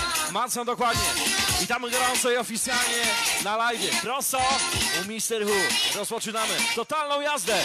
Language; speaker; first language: Polish; native; Polish